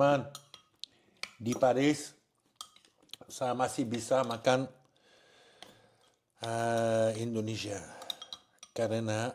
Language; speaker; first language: Indonesian; non-native, learner; French